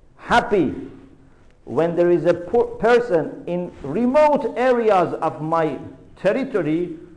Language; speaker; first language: English; non-native, fluent; Persian